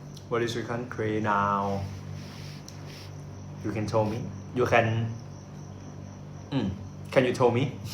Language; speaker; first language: English; non-native, learner; Thai